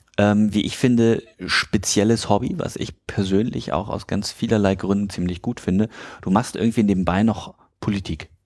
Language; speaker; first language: German; native; German